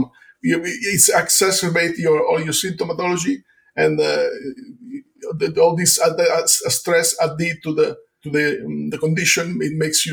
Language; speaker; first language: English; non-native, fluent; Italian